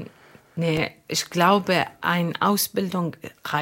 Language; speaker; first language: German; non-native, learner; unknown